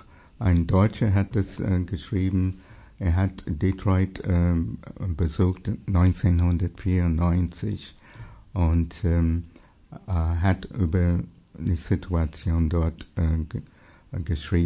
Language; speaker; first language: German; non-native, fluent; English